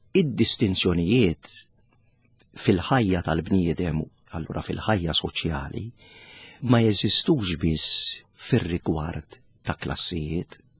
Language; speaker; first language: Maltese; native; Maltese